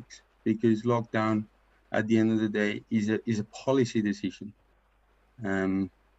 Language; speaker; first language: English; non-native, fluent; Spanish